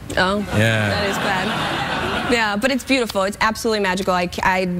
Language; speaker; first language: English; non-native, fluent; Spanish